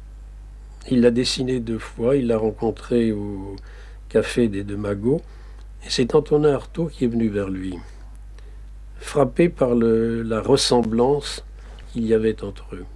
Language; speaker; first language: French; native; French